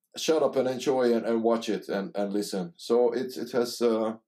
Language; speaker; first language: English; non-native, learner; Hungarian